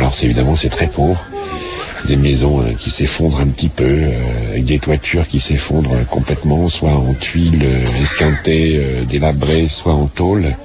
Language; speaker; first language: French; native; French